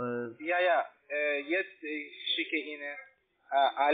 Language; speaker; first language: German; non-native, learner; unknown